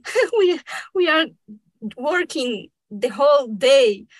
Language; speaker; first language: English; non-native, fluent; Spanish